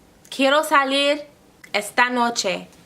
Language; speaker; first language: Spanish; non-native, fluent; English